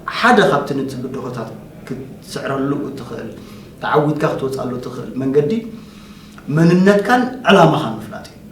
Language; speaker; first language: Tigrinya; native; Tigrinya